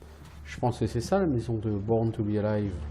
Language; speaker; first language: French; native; French